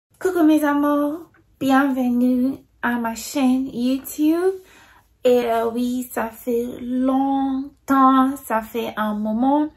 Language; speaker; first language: French; non-native, fluent; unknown